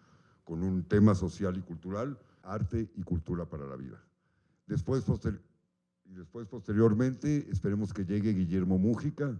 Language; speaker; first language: Spanish; native; Spanish